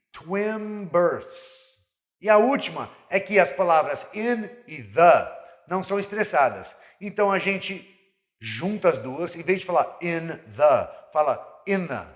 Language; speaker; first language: Portuguese; non-native, fluent; English